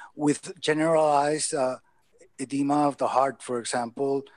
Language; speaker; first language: English; non-native, fluent; Spanish